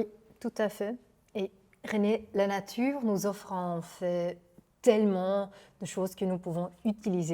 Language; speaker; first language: French; non-native, local second language; Dutch